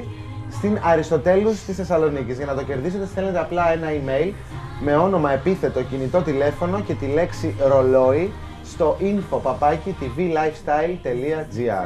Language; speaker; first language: Greek; native; Greek